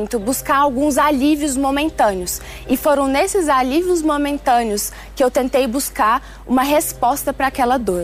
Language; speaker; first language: Portuguese; early bilingual, other home language; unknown